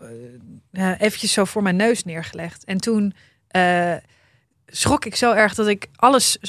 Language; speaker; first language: Dutch; native; Dutch